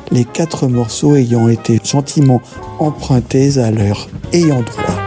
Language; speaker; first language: French; native; French